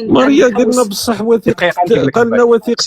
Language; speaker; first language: Arabic; native; Arabic